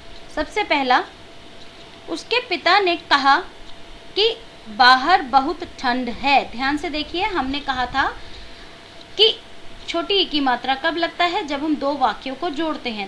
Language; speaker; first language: Hindi; native; Hindi